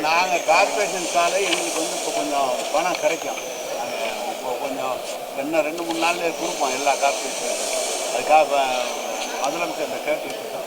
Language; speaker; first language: Tamil; native; Tamil